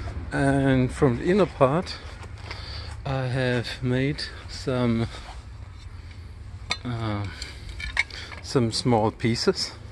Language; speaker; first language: English; non-native, fluent; German